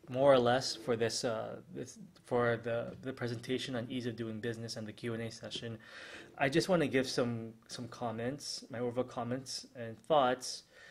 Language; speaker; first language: English; non-native, local second language; Filipino